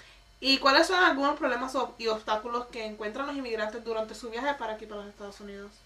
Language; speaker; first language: Spanish; early bilingual, heritage; Spanish